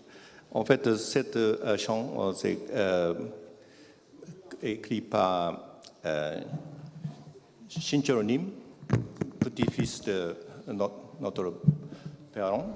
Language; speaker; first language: French; non-native, learner; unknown